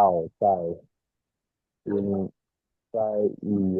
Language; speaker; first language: Chinese; non-native, learner; Indonesian